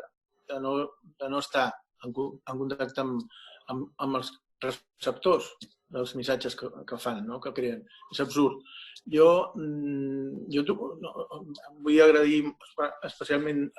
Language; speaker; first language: Catalan; non-native, local second language; Spanish